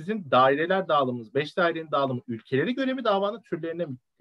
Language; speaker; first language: Turkish; native; Turkish